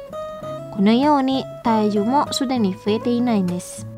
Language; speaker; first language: Japanese; non-native, fluent; Indonesian